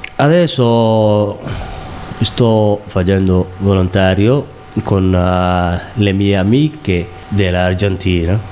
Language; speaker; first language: Italian; non-native, learner; Somali